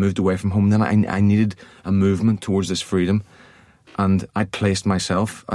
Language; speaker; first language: English; native; English